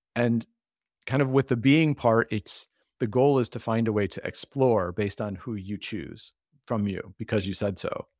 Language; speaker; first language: English; native; English